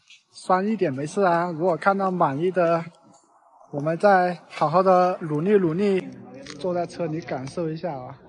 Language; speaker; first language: Chinese; native; Chinese